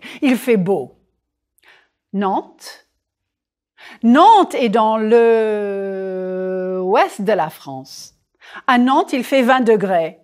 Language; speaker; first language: French; non-native, fluent; English